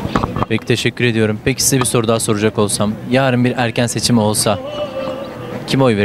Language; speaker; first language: Turkish; native; Turkish